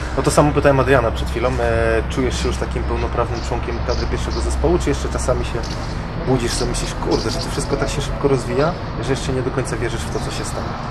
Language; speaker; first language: Polish; native; Polish